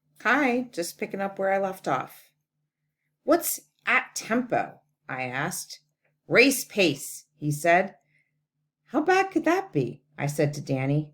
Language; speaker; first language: English; native; English